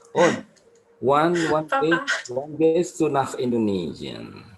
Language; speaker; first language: German; non-native, learner; Indonesian